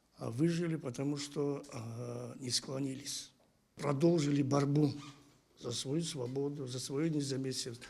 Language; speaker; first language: Russian; non-native, local second language; Abkhazian